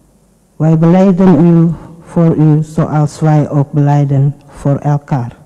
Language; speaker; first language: Dutch; non-native, fluent; Indonesian